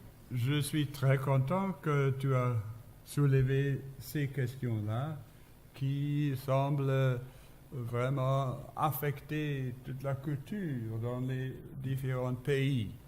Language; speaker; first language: French; non-native, fluent; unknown